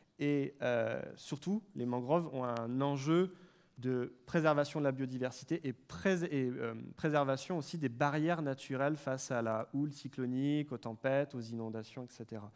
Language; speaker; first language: French; native; French